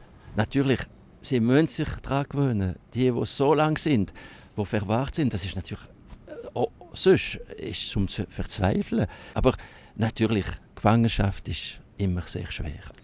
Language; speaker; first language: German; non-native, local second language; French